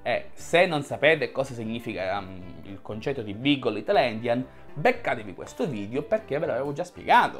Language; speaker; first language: Italian; native; Italian